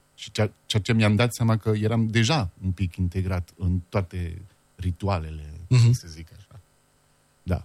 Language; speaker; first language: Romanian; non-native, fluent; French